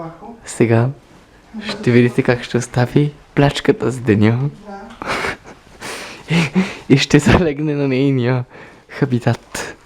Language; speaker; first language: Bulgarian; native; Bulgarian